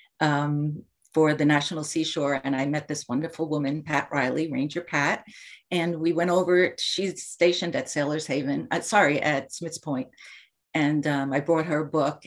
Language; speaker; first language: English; native; English